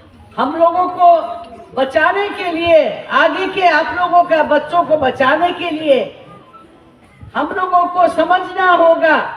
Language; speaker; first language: Hindi; non-native, local second language; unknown